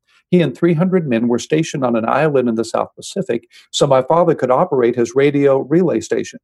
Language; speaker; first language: English; native; English